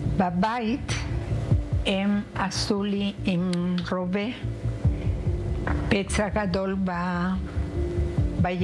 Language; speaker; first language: Hebrew; non-native, learner; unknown